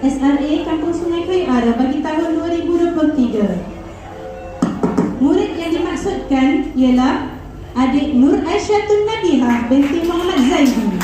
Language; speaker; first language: Malay; native; Malay